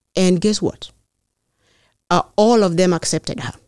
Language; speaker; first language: English; non-native, local second language; Kikuyu